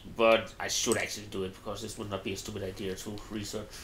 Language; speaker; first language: English; non-native, fluent; Danish